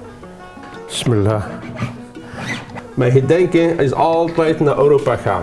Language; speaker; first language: Dutch; non-native, learner; Arabic